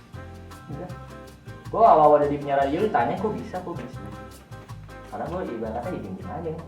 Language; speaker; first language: Indonesian; native; Indonesian